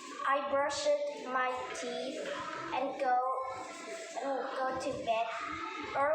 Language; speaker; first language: English; non-native, learner; Vietnamese